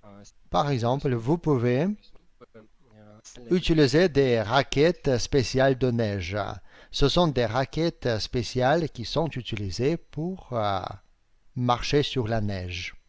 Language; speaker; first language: French; non-native, fluent; Russian